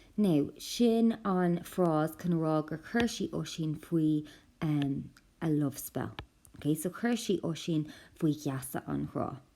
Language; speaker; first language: Irish; non-native, local second language; English